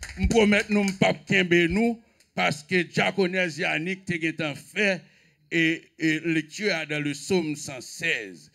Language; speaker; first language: French; non-native, local second language; Haitian Creole